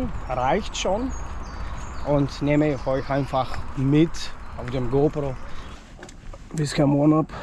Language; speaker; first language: German; non-native, fluent; Polish